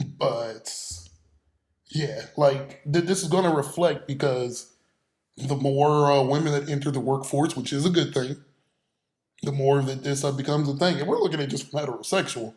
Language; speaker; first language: English; native; English